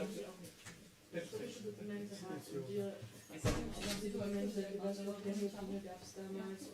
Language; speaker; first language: German; non-native, learner; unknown